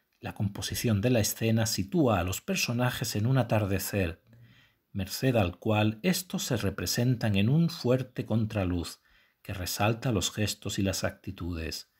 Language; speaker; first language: Spanish; native; Spanish